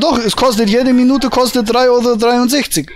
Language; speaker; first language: German; native; German